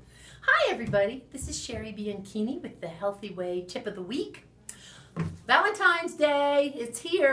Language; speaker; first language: English; native; English